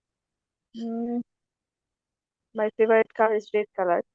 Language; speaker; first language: English; non-native, learner; Bangla